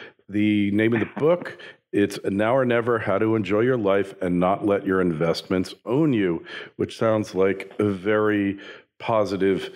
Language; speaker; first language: English; native; English